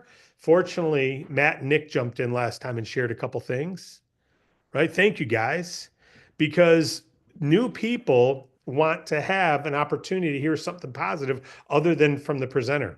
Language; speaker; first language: English; native; English